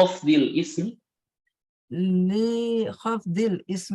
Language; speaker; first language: Arabic; non-native, fluent; Indonesian